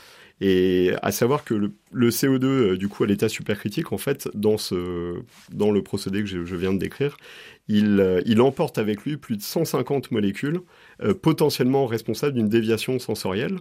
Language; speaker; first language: French; native; French